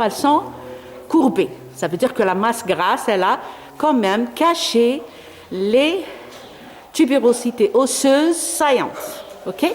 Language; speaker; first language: French; non-native, local second language; Arabic